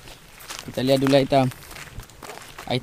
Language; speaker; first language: Indonesian; native; Indonesian